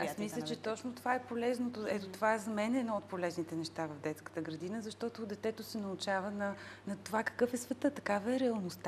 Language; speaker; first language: Bulgarian; native; Bulgarian